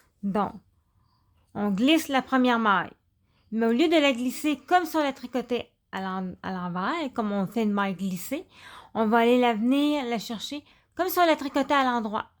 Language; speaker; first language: French; native; French